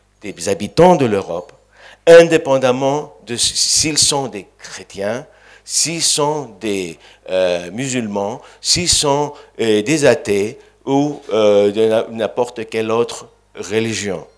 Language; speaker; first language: French; non-native, fluent; Greek